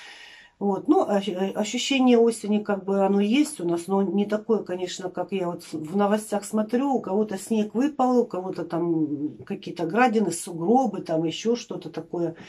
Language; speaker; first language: Russian; native; Russian